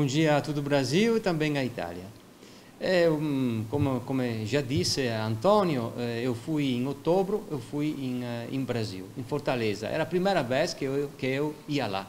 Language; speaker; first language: Portuguese; non-native, fluent; Italian